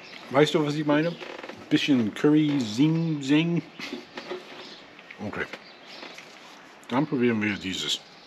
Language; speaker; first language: German; non-native, learner; English